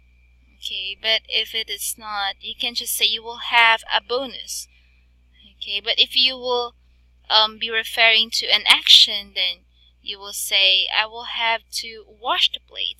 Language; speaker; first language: English; non-native, fluent; Filipino